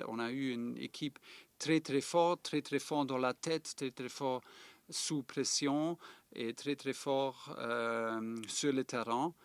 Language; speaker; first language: French; non-native, fluent; German